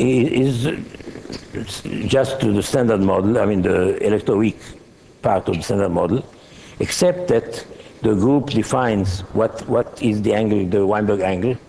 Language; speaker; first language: English; non-native, fluent; Hebrew